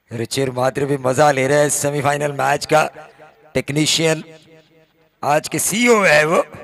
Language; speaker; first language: Hindi; non-native, local second language; Marathi